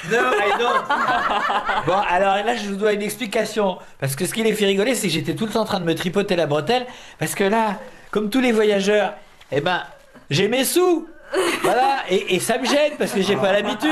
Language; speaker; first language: French; native; French